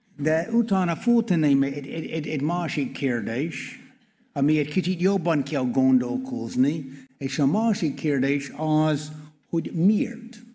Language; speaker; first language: Hungarian; non-native, learner; English